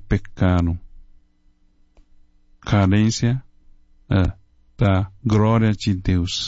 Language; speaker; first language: Portuguese; non-native, fluent; Chinese